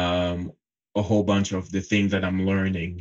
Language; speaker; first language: English; non-native, local second language; French